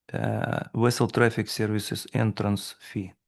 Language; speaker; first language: English; non-native, fluent; Russian